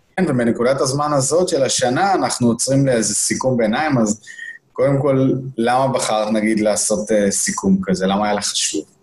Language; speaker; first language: Hebrew; native; Hebrew